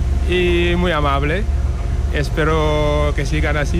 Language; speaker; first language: Spanish; non-native, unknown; Wolof